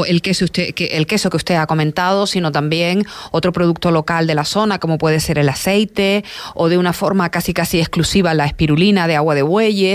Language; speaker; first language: Spanish; native; Spanish